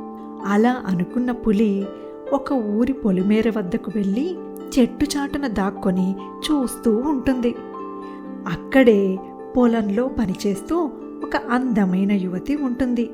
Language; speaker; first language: Telugu; native; Telugu